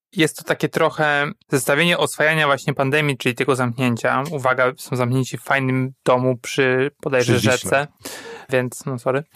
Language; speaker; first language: Polish; native; Polish